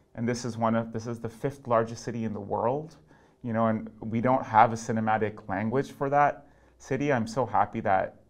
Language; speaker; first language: English; non-native, local second language; Urdu